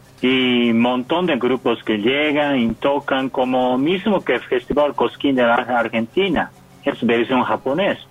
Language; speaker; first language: Spanish; non-native, learner; Japanese